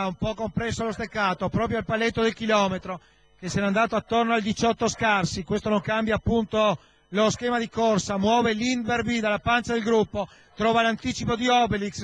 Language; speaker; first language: Italian; native; Italian